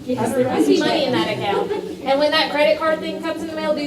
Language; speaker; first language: English; native; English